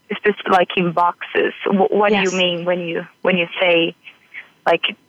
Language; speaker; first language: English; non-native, fluent; Portuguese